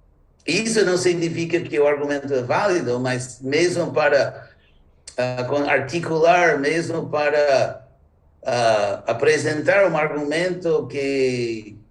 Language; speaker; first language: Portuguese; non-native, fluent; English